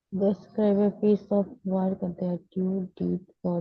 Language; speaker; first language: English; non-native, learner; Bangla